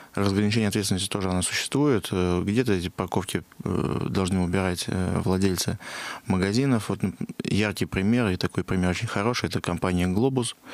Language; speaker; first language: Russian; native; Russian